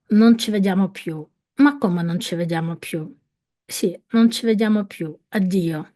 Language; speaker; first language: Italian; non-native, fluent; Ukrainian